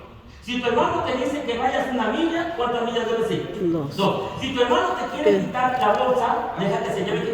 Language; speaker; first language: Spanish; native; Spanish